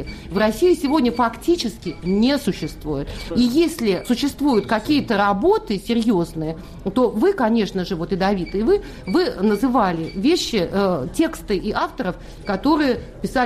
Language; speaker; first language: Russian; native; Russian